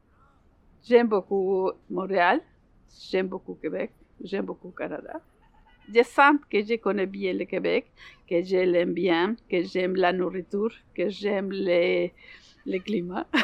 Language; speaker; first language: French; non-native, learner; Spanish